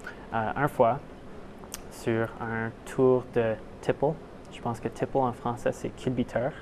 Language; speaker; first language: French; non-native, local second language; English